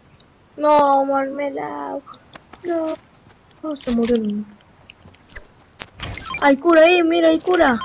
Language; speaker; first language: Spanish; early bilingual, heritage; Spanish